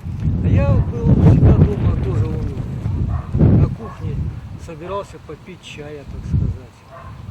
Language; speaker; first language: Russian; native; Russian